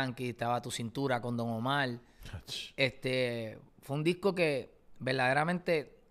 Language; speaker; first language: Spanish; native; Spanish